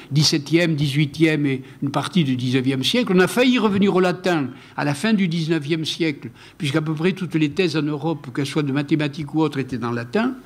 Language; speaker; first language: French; non-native, local second language; Occitan